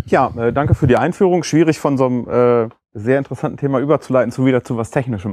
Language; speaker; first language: German; native; German